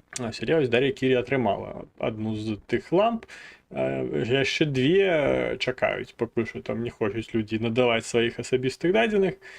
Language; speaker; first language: Belarusian; non-native, local second language; Russian